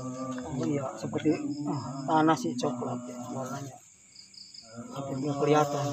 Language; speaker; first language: Indonesian; native; Indonesian